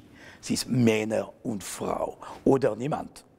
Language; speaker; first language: German; non-native, fluent; French